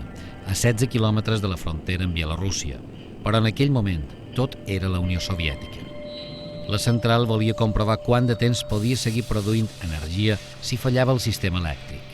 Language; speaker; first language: Catalan; native; Catalan